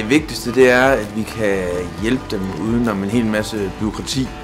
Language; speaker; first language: Danish; native; Danish